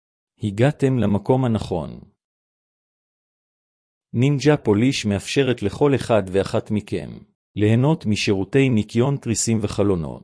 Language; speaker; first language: Hebrew; native; Hebrew